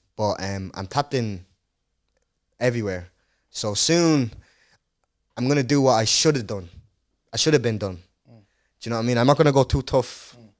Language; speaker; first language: English; early bilingual, other home language; Dutch